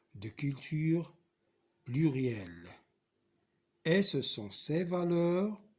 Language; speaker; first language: French; non-native, local second language; Arabic